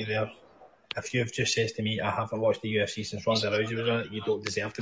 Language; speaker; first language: English; native; English